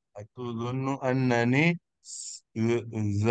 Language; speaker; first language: Arabic; non-native, learner; Urdu